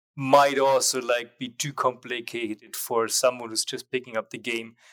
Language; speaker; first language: English; non-native, fluent; German